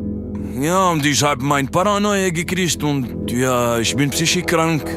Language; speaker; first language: German; non-native, learner; French